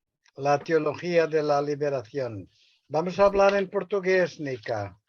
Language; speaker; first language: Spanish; non-native, fluent; Portuguese